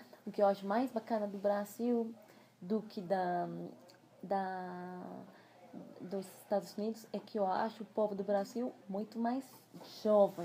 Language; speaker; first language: Portuguese; non-native, fluent; Spanish